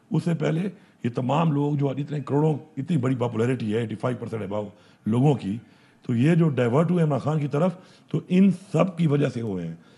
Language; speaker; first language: Urdu; non-native, local second language; Pashto